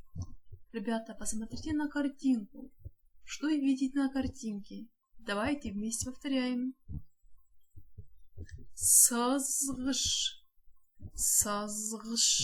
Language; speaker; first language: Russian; non-native, local second language; Kazakh